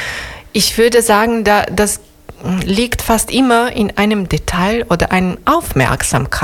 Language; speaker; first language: German; non-native, learner; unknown